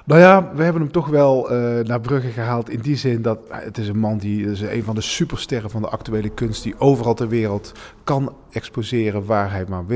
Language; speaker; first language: Dutch; native; Dutch